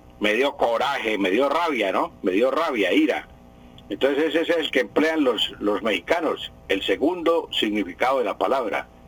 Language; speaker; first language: Spanish; native; Spanish